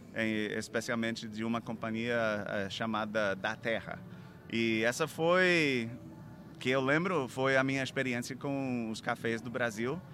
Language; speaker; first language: Portuguese; non-native, fluent; English